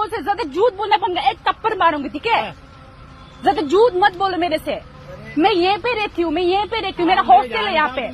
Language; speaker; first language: Hindi; non-native, local second language; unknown